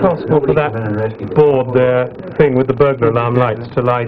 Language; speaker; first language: English; native; English